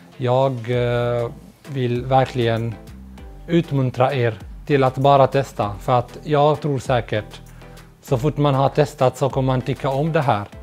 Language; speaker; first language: Swedish; non-native, fluent; Arabic